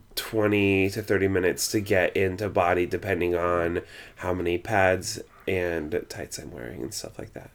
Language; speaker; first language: English; native; English